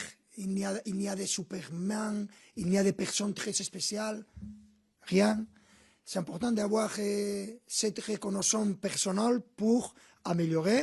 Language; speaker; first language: French; non-native, fluent; Spanish